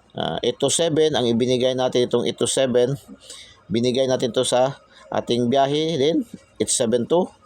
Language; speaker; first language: Filipino; non-native, local second language; Cebuano